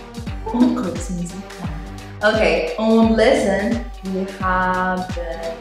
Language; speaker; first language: German; non-native, learner; Portuguese